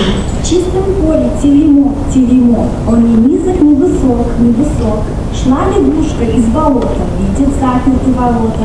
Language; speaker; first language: Russian; non-native, learner; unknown